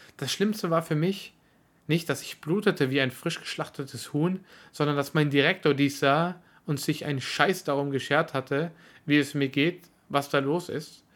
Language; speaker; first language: German; early bilingual, other home language; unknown